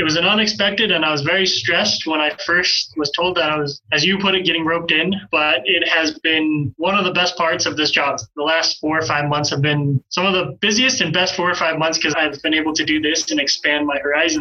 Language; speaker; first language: English; native; English